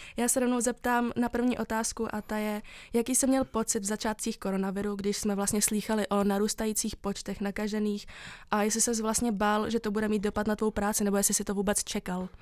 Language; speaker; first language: Czech; native; Czech